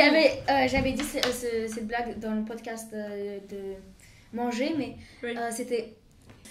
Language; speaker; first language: French; non-native, fluent; Bulgarian